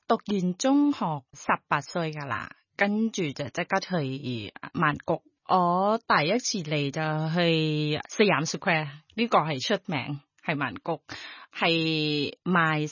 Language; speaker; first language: Cantonese; non-native, fluent; Thai